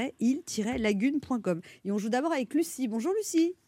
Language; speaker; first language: French; native; French